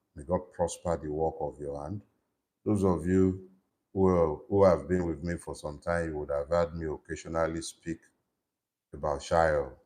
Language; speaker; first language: English; non-native, local second language; Yoruba